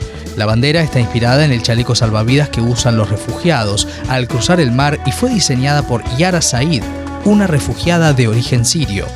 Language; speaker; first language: Spanish; native; Spanish